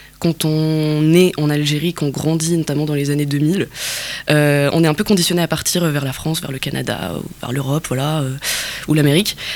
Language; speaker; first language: French; non-native, local second language; Kabyle